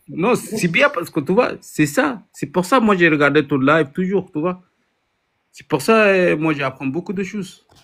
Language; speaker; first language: French; non-native, learner; Arabic